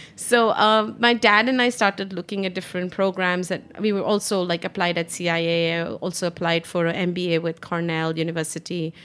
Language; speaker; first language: English; non-native, local second language; Hindi